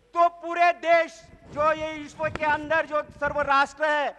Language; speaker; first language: Hindi; non-native, local second language; Marathi